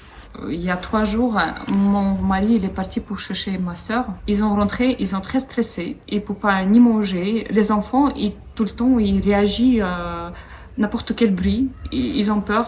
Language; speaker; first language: French; non-native, fluent; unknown